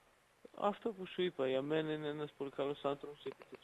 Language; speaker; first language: Greek; non-native, fluent; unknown